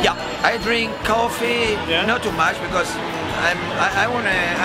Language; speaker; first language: English; non-native, learner; Italian